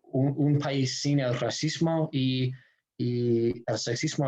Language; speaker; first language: Spanish; non-native, fluent; English